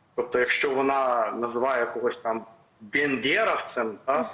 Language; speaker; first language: Ukrainian; non-native, local second language; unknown